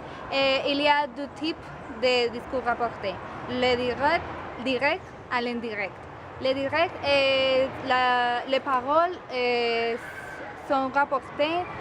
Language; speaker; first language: French; non-native, learner; Spanish